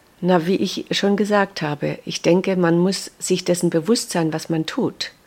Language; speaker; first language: German; native; German